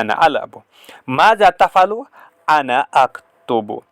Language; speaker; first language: Arabic; non-native, fluent; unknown